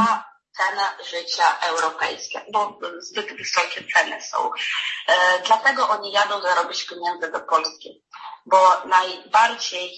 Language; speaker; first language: Polish; non-native, fluent; Ukrainian